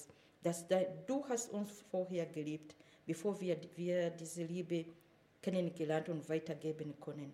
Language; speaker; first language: German; non-native, fluent; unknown